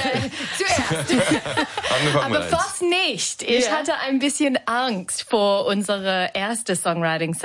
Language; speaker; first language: German; non-native, learner; English